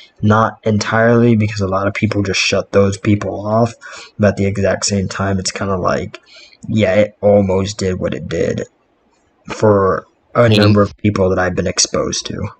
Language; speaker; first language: English; native; English